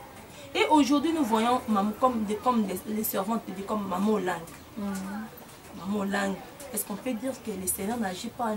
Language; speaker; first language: French; non-native, local second language; Lingala